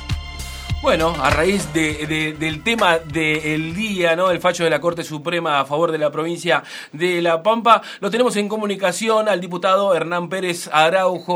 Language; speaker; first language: Spanish; native; Spanish